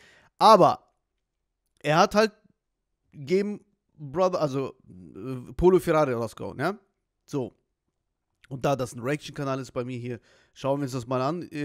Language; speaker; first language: German; native; German